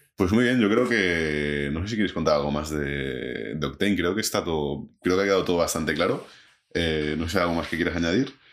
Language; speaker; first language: Spanish; native; Spanish